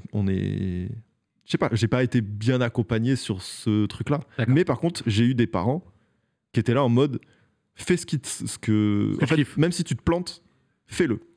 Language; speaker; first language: French; native; French